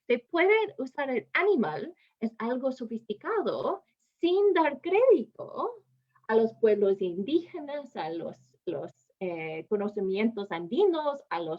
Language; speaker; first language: Spanish; non-native, fluent; English